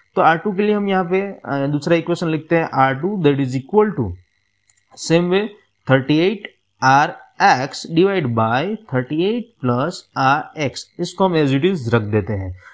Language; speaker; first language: Hindi; non-native, local second language; Gujarati